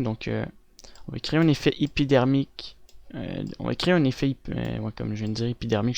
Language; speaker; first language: French; native; French